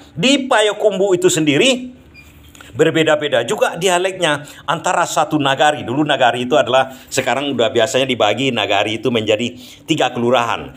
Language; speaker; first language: Indonesian; non-native, local second language; Minangkabau